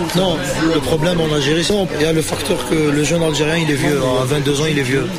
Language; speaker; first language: French; non-native, local second language; Arabic